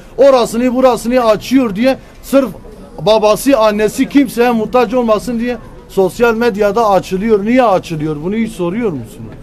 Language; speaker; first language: Turkish; non-native, local second language; Kurdish